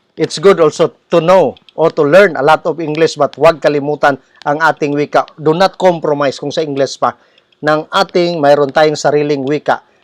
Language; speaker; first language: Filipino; non-native, local second language; Cebuano